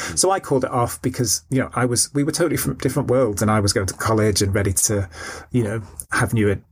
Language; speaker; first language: English; native; English